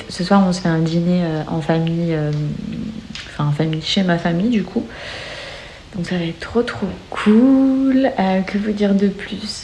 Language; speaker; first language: French; native; French